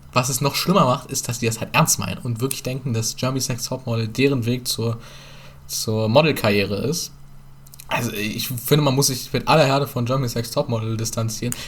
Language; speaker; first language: German; early bilingual, other home language; Turkish